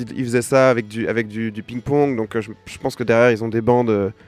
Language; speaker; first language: French; native; French